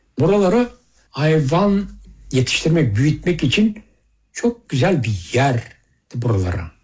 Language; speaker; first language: Turkish; early bilingual, heritage; Turkish